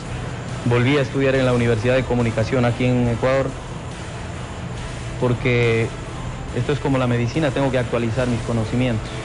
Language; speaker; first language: Spanish; native; Spanish